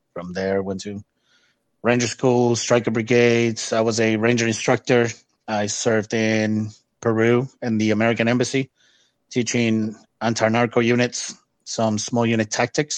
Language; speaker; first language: English; non-native, fluent; Spanish